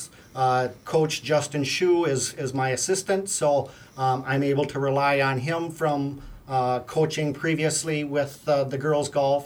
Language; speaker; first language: English; native; English